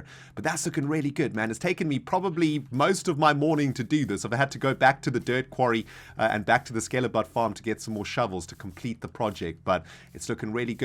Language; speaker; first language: English; native; English